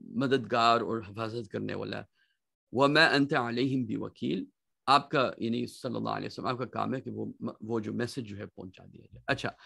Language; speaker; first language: Urdu; native; Urdu